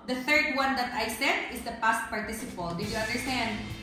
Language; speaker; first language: English; non-native, local second language; Filipino